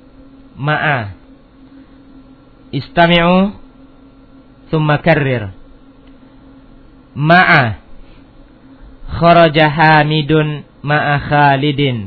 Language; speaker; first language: Arabic; non-native, fluent; Indonesian